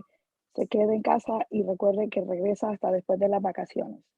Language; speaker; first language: Spanish; native; Spanish